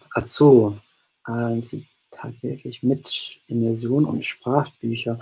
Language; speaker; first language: German; non-native, fluent; English